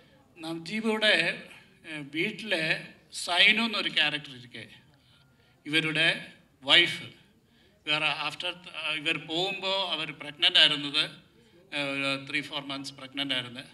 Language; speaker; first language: Tamil; non-native, learner; Malayalam